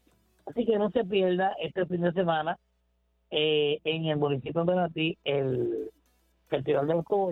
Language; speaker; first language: Spanish; native; Spanish